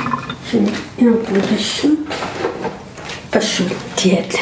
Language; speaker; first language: French; non-native, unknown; Berber languages